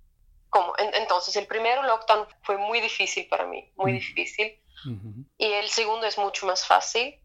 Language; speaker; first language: Spanish; non-native, fluent; German